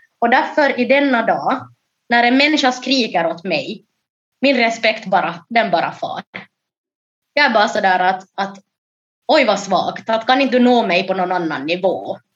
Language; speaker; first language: Swedish; native; Swedish